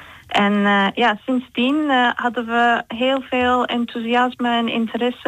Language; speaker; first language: Dutch; non-native, fluent; Turkish